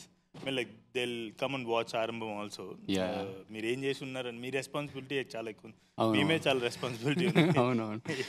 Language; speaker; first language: Telugu; native; Telugu